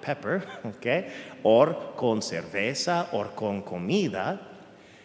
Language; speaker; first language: Spanish; non-native, fluent; English